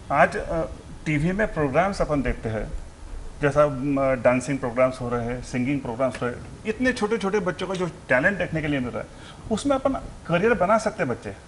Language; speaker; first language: Hindi; native; Hindi